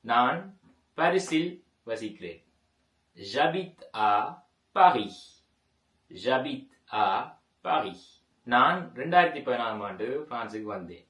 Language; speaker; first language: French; non-native, fluent; Tamil